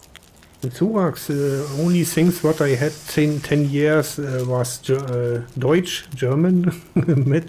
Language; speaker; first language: English; non-native, learner; German